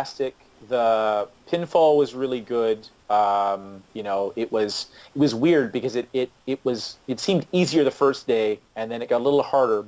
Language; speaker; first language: English; native; English